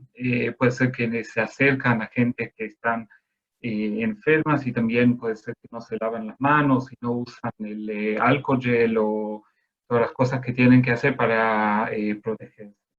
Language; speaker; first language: Spanish; non-native, fluent; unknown